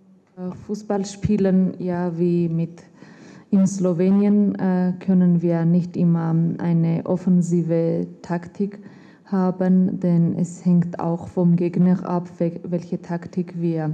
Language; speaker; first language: German; non-native, fluent; Armenian